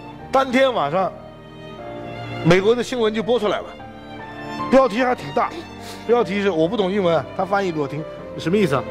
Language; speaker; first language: Chinese; native; Chinese